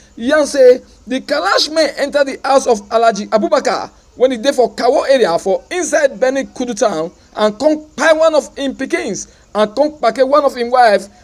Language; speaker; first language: Nigerian Pidgin; native; Nigerian Pidgin